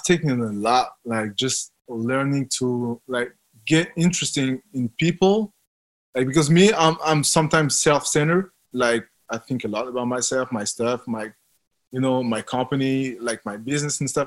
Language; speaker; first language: English; non-native, fluent; French